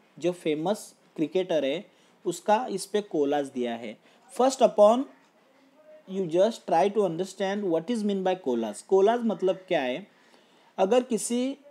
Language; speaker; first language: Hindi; non-native, local second language; Marathi